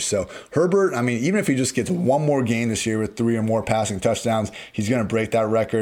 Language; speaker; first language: English; native; English